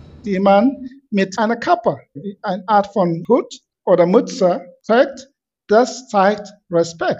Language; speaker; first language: German; non-native, fluent; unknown